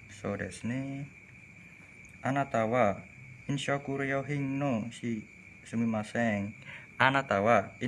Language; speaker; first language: Japanese; non-native, learner; Indonesian